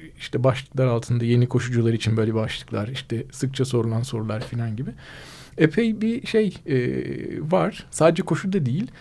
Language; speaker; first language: Turkish; native; Turkish